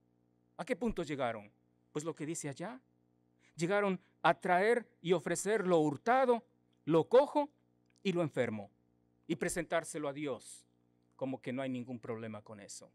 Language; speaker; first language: Spanish; native; Spanish